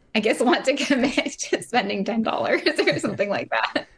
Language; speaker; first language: English; native; English